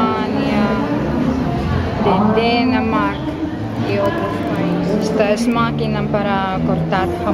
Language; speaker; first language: Spanish; non-native, fluent; Russian